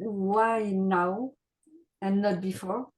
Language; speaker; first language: English; non-native, learner; French